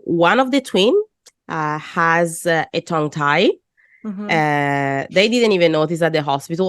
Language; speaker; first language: English; non-native, fluent; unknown